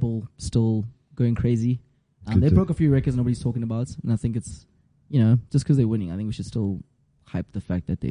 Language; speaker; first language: English; non-native, local second language; Zulu